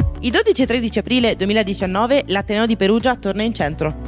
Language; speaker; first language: Italian; native; Italian